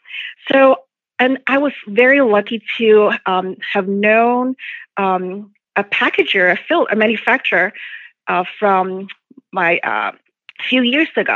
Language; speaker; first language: English; non-native, local second language; Cantonese